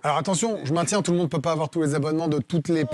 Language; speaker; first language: French; native; French